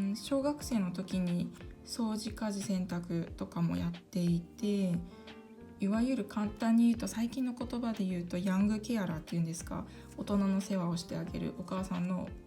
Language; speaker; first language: Japanese; early bilingual, other home language; Korean